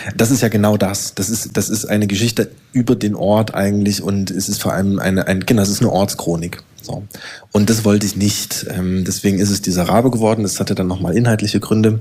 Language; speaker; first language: German; native; German